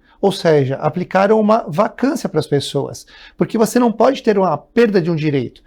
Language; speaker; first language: Portuguese; native; Portuguese